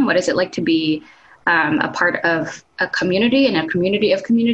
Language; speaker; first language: English; non-native, local second language; Filipino